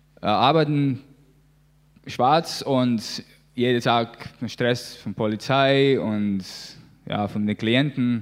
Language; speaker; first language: German; non-native, learner; Latvian